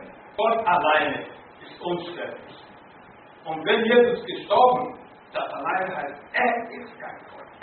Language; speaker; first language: German; non-native, fluent; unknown